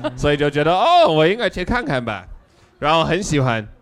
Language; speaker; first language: Chinese; non-native, fluent; English